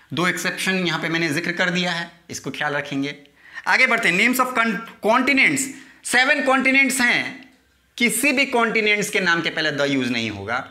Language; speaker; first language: Hindi; native; Hindi